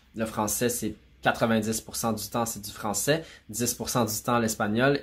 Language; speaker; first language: French; native; French